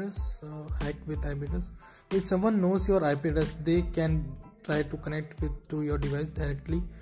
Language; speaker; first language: English; non-native, local second language; Hindi